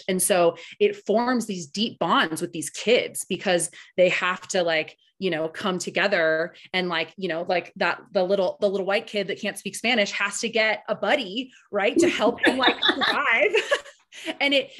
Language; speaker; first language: English; early bilingual, other home language; Spanish